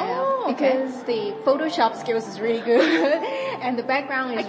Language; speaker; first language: English; non-native, fluent; Cantonese